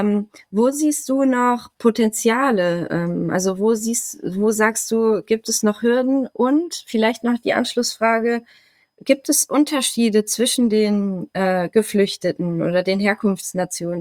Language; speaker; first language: German; native; German